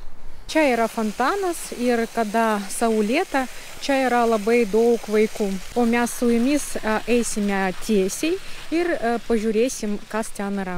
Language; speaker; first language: Lithuanian; non-native, learner; Russian